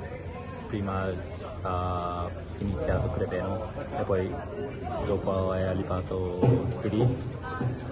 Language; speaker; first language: Italian; non-native, fluent; Japanese